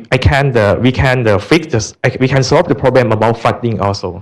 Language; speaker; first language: English; non-native, learner; Thai